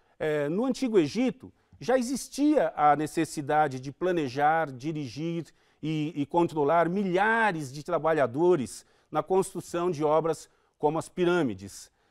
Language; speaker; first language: Portuguese; native; Portuguese